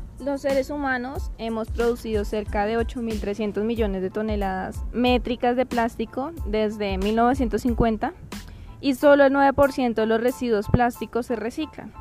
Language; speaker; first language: Spanish; native; Spanish